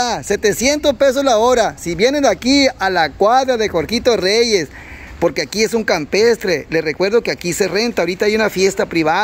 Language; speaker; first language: Spanish; native; Spanish